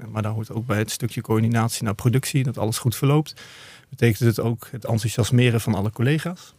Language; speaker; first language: Dutch; native; Dutch